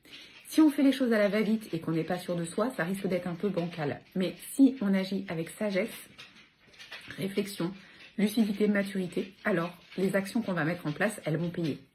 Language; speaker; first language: French; native; French